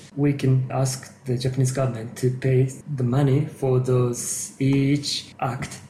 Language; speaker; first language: English; non-native, fluent; Japanese